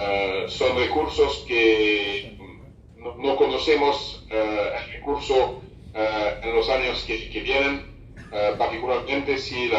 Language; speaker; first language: Spanish; non-native, fluent; French